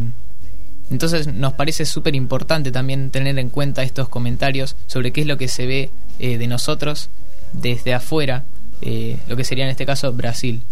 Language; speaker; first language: Spanish; native; Spanish